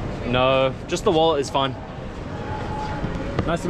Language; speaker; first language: English; native; English